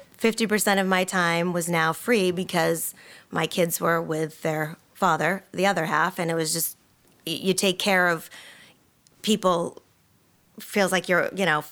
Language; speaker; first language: English; native; English